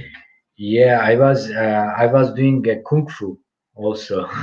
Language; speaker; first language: English; non-native, fluent; Turkish